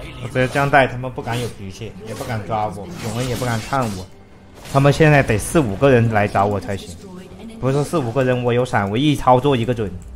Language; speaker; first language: Chinese; native; Chinese